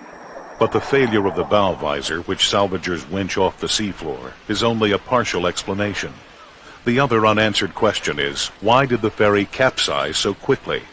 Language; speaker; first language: English; native; English